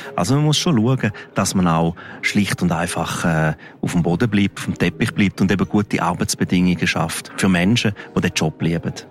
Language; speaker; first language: German; non-native, local second language; Romansh